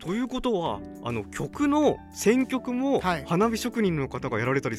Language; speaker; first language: Japanese; native; Japanese